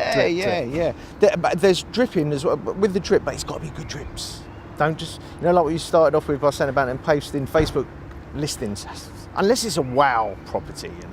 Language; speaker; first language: English; native; English